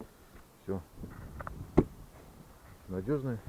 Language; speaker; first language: Russian; native; Russian